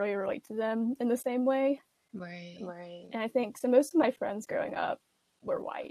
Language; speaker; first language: English; native; English